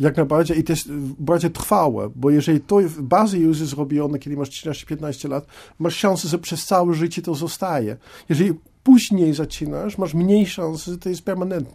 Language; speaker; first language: Polish; non-native, fluent; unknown